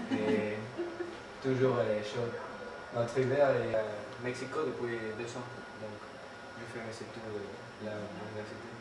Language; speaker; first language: French; non-native, learner; Spanish